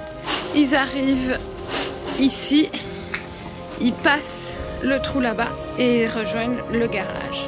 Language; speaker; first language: French; native; French